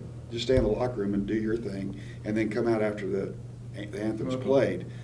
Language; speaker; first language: English; native; English